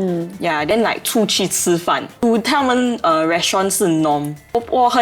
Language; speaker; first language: Chinese; non-native, local second language; English